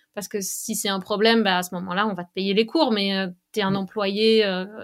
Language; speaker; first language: French; native; French